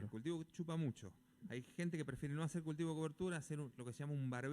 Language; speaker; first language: Spanish; native; Spanish